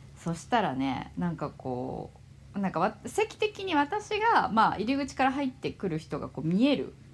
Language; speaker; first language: Japanese; native; Japanese